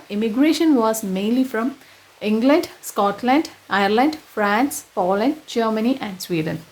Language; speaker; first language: English; non-native, local second language; Malayalam